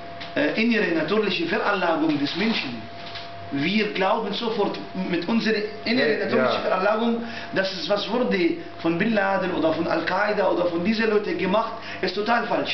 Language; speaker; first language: German; non-native, learner; Arabic